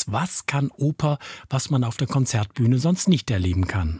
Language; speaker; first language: German; native; German